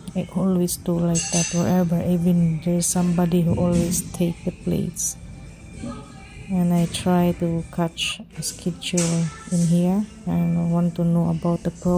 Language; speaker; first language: English; non-native, local second language; Filipino